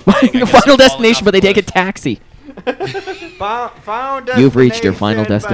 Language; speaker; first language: English; native; English